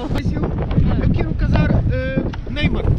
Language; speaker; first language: Portuguese; non-native, learner; German